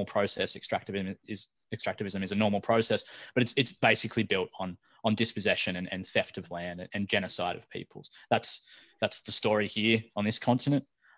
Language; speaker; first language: English; native; English